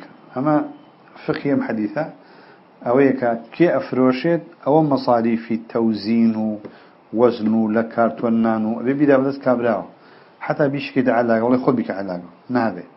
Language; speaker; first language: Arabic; non-native, fluent; Central Kurdish